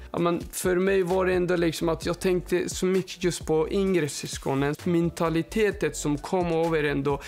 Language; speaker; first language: Swedish; non-native, fluent; Persian